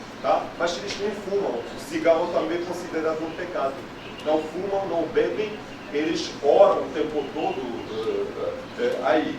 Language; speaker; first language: Portuguese; non-native, fluent; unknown